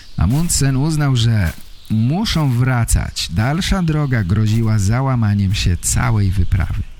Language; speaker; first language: Polish; native; Polish